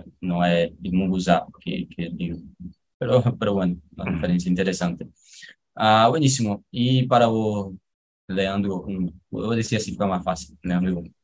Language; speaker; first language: Spanish; non-native, fluent; Portuguese